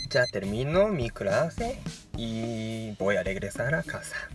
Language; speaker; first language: Spanish; non-native, learner; Japanese